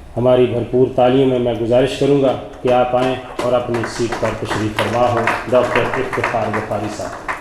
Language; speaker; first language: Urdu; non-native, local second language; Punjabi